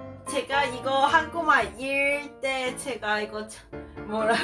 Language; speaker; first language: Korean; non-native, learner; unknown